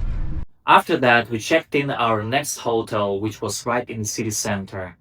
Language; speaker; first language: English; non-native, fluent; Russian